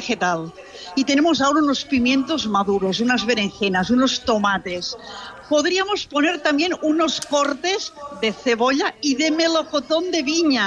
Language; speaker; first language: Spanish; non-native, local second language; Catalan